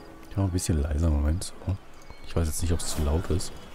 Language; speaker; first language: German; native; German